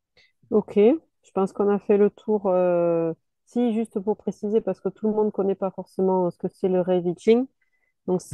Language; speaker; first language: French; native; French